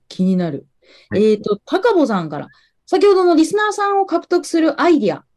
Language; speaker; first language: Japanese; native; Japanese